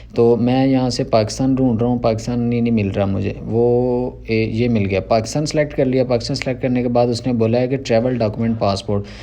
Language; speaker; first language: Urdu; non-native, local second language; Punjabi